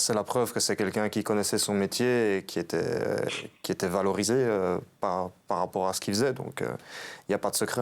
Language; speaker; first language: French; native; French